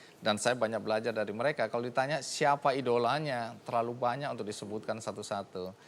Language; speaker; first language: Indonesian; native; Indonesian